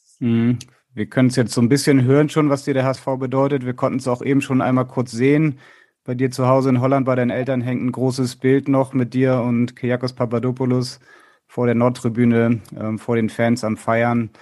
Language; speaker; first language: German; native; German